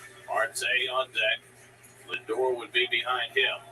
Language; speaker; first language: English; native; English